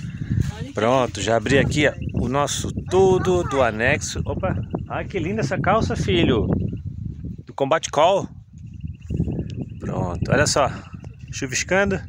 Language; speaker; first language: Portuguese; native; Portuguese